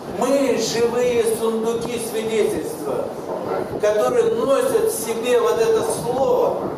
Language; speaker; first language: Russian; non-native, local second language; Kazakh